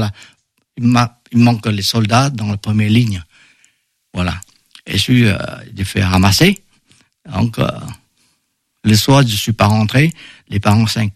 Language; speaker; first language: French; non-native, fluent; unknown